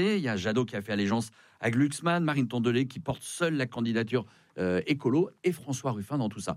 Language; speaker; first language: French; native; French